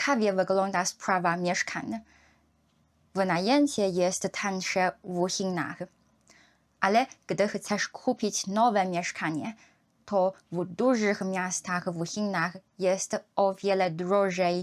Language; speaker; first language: Polish; non-native, learner; Chinese